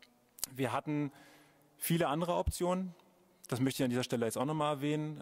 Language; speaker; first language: German; native; German